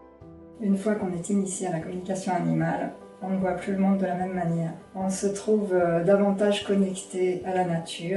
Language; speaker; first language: French; native; French